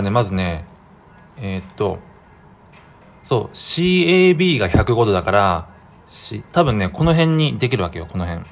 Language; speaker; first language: Japanese; native; Japanese